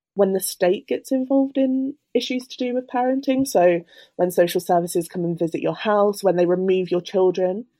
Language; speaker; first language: English; native; English